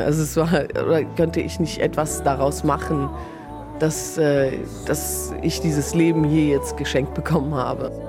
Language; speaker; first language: German; early bilingual, other home language; Persian